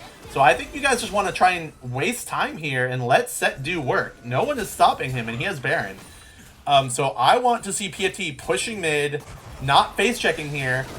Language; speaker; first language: English; native; English